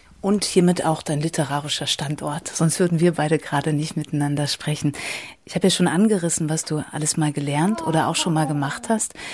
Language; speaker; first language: German; native; German